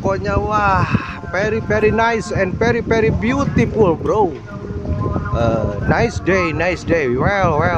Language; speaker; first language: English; non-native, learner; Indonesian